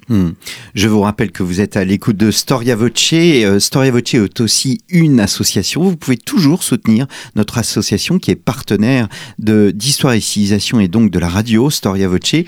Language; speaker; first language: French; native; French